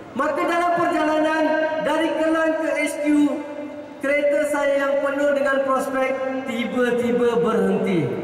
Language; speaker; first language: Malay; non-native, local second language; Tamil